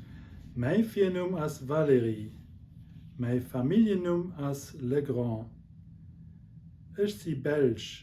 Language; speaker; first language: German; non-native, local second language; Luxembourgish